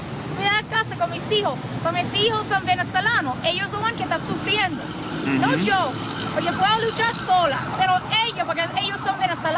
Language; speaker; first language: Spanish; non-native, learner; English